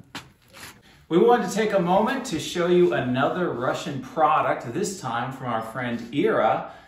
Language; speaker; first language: English; native; English